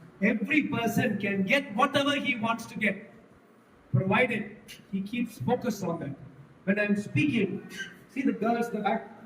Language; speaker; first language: English; non-native, local second language; Tamil